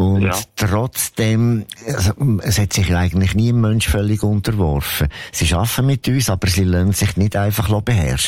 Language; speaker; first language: German; native; German